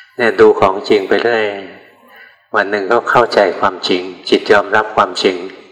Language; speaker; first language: Thai; native; Thai